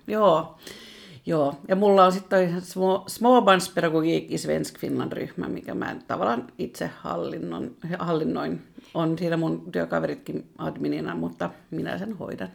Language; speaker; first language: Finnish; non-native, local second language; Swedish